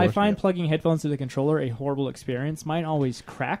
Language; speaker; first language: English; native; English